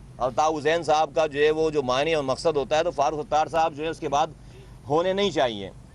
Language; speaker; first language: Urdu; native; Urdu